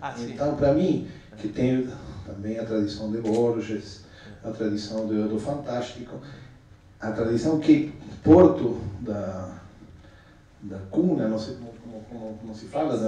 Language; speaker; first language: Portuguese; non-native, fluent; Spanish